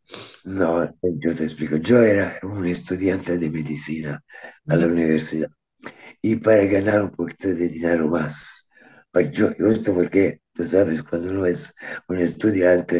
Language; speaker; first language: Spanish; non-native, fluent; Italian